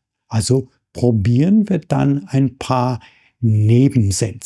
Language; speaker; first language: German; non-native, fluent; English